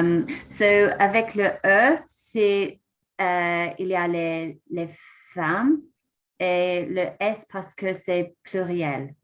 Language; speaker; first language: French; non-native, learner; English